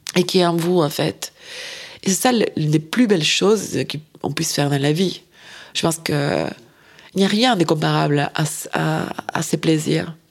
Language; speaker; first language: French; non-native, fluent; Spanish